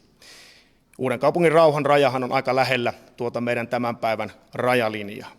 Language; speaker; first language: Finnish; native; Finnish